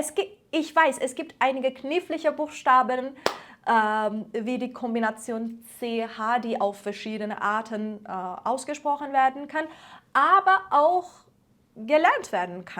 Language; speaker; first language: German; non-native, fluent; Persian